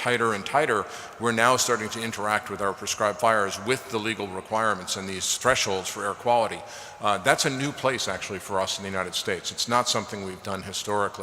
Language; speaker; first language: English; native; English